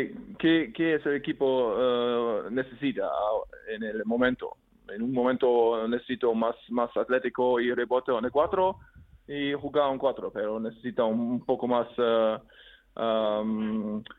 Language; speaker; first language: Spanish; non-native, learner; German